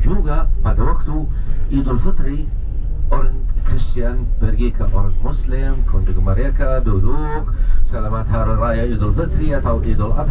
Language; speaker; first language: Indonesian; non-native, fluent; Arabic